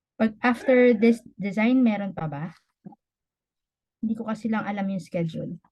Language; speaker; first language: Filipino; native; Filipino